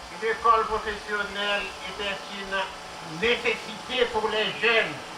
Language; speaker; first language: French; non-native, local second language; Haitian Creole